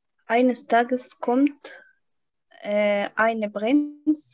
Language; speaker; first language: German; non-native, learner; Arabic